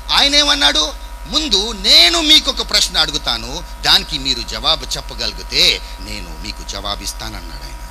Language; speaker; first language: Telugu; non-native, fluent; English